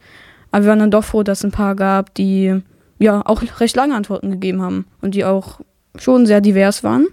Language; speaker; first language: German; native; German